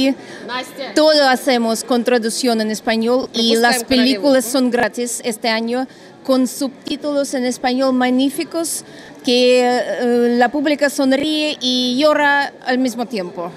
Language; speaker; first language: Spanish; non-native, fluent; Russian